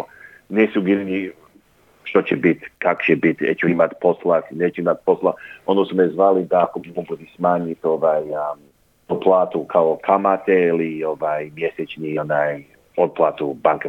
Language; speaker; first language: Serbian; early bilingual, heritage; English